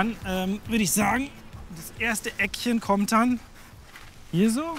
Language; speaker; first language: German; native; German